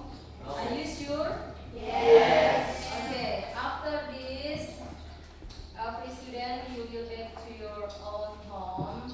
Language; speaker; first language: English; non-native, learner; Indonesian